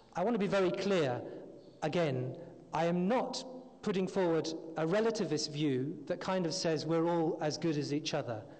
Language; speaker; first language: English; native; English